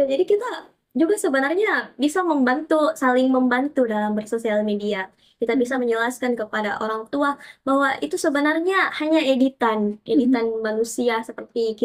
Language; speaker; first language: Indonesian; native; Indonesian